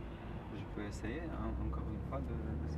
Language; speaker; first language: French; non-native, learner; Polish